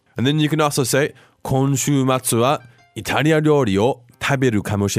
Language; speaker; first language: Japanese; non-native, fluent; English